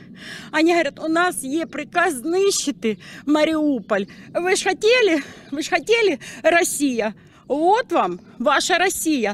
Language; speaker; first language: Russian; native; Russian